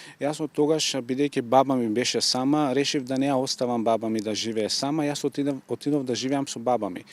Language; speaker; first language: Macedonian; non-native, local second language; Turkish